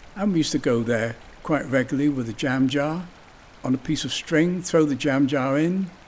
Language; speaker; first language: English; native; English